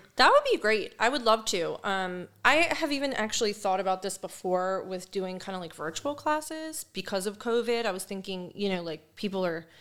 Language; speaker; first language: English; native; English